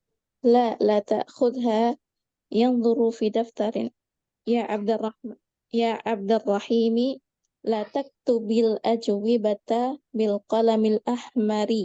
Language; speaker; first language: Arabic; non-native, learner; Indonesian